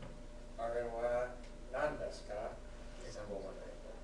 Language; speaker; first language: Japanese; non-native, learner; English